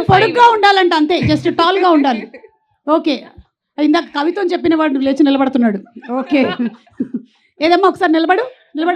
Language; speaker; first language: Telugu; native; Telugu